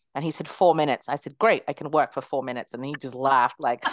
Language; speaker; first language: English; early bilingual, other home language; Spanish